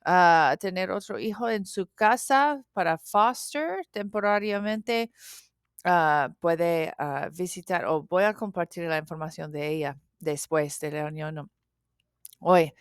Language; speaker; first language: Spanish; non-native, learner; English